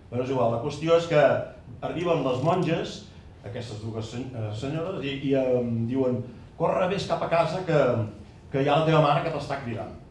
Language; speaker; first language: Catalan; native; Catalan